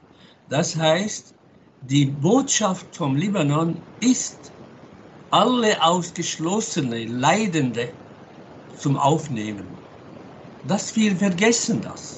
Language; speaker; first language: German; non-native, fluent; Arabic